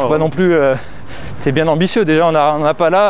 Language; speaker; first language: French; native; French